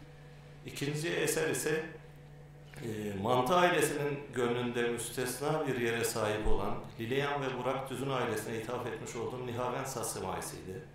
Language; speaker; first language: Turkish; native; Turkish